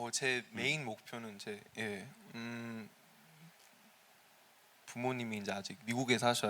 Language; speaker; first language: Korean; early bilingual, heritage; Korean